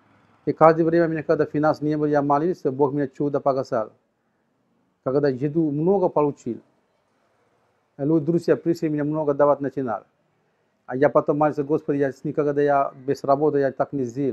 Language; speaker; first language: Russian; non-native, learner; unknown